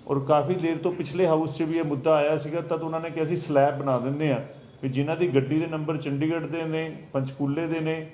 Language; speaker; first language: Hindi; non-native, local second language; Punjabi